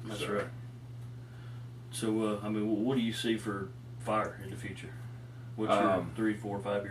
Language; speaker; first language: English; native; English